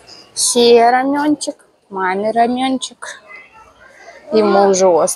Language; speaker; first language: Russian; native; Russian